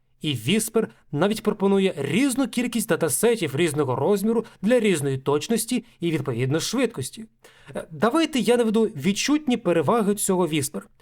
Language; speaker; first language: Ukrainian; native; Ukrainian